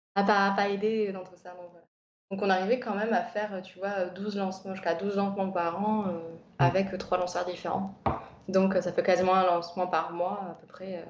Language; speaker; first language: French; native; French